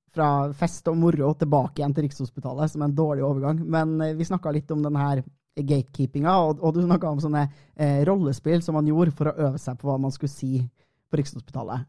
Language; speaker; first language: Norwegian; native; Norwegian